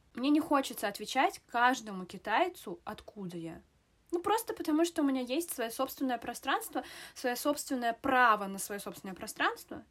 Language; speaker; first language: Russian; native; Russian